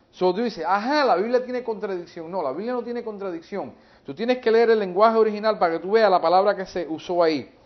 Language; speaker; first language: Spanish; early bilingual, heritage; English